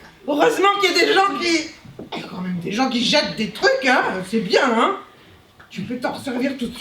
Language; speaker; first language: French; native; French